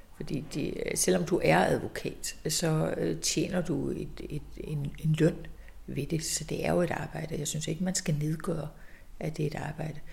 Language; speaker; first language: Danish; native; Danish